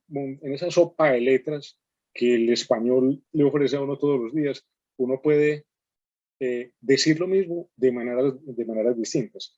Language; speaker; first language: Spanish; native; Spanish